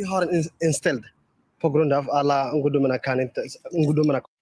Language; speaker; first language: Swedish; non-native, learner; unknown